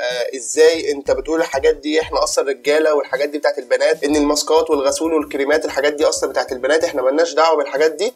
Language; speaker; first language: Arabic; native; Arabic